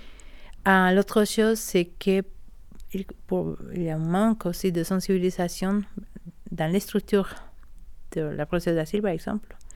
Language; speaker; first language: French; non-native, learner; Spanish